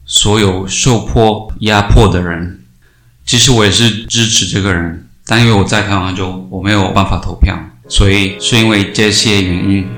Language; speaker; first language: Chinese; non-native, fluent; Spanish